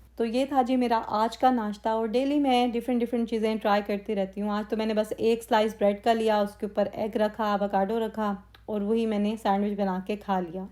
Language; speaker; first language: Urdu; native; Urdu